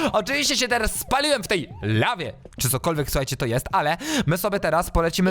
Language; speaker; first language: Polish; native; Polish